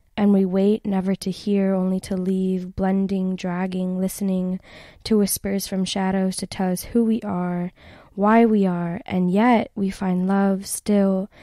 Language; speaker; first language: English; native; English